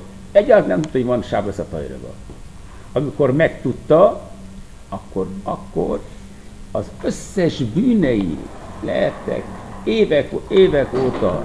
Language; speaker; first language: Hungarian; non-native, fluent; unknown